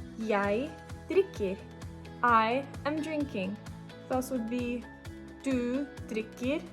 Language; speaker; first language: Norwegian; non-native, learner; English